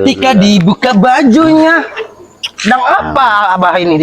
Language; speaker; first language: Indonesian; non-native, local second language; Sundanese